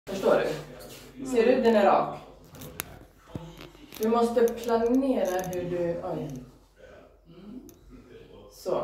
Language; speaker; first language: Swedish; native; Swedish